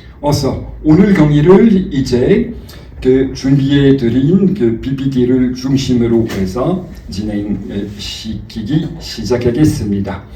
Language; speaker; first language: Korean; non-native, fluent; French